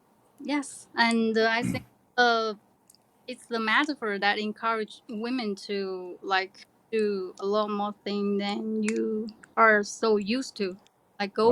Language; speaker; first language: English; non-native, learner; Chinese